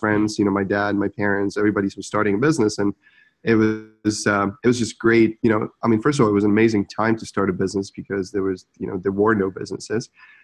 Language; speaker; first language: English; non-native, fluent; Czech